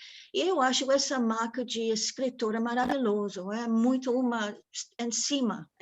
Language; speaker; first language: Portuguese; non-native, fluent; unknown